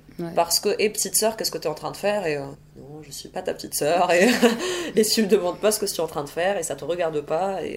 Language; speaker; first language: French; early bilingual, other home language; Arabic